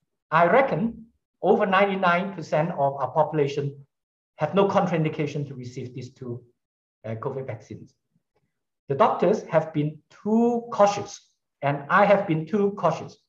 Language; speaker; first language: English; non-native, local second language; Cantonese